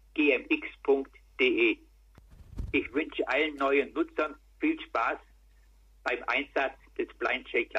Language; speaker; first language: German; native; German